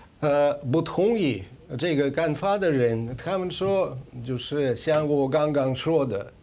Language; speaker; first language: Chinese; non-native, fluent; Russian